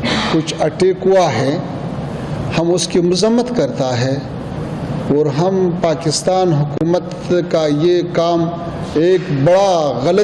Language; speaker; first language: Hindi; non-native, fluent; Pashto